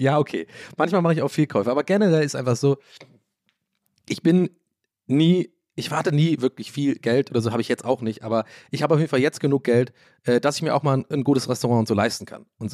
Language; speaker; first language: German; native; German